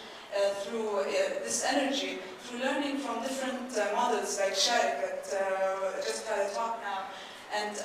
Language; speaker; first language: English; non-native, fluent; Arabic